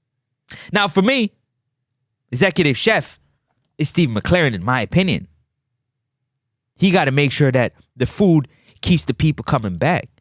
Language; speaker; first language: English; native; English